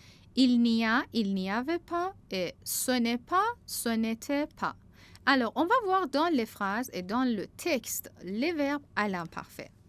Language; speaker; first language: French; non-native, fluent; Persian